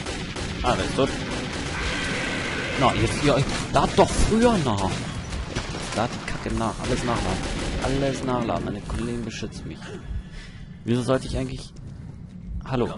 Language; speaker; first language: German; native; German